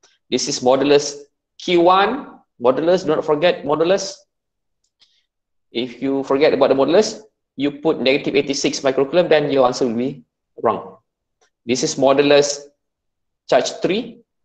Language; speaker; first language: English; non-native, local second language; Malay